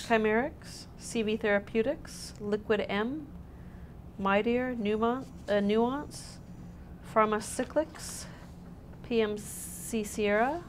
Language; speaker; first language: English; native; English